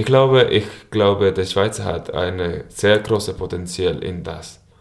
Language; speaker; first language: German; non-native, learner; Spanish